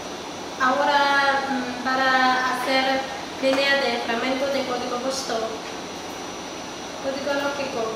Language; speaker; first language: Spanish; non-native, learner; Chinese